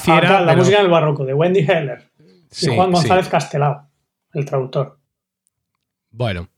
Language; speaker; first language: Spanish; native; Spanish